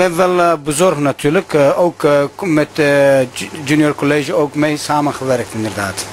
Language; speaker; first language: Dutch; non-native, local second language; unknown